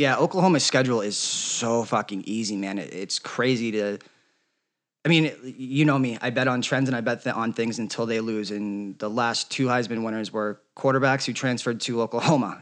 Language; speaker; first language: English; native; English